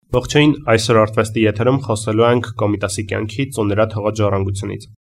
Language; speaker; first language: Armenian; native; Armenian